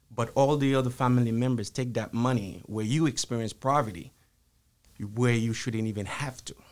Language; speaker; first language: English; early bilingual, other home language; Haitian Creole